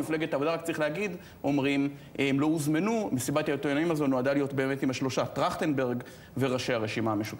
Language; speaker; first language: Hebrew; native; Hebrew